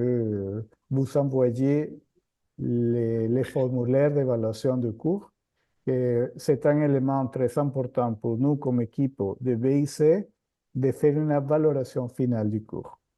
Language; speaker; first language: French; non-native, fluent; Spanish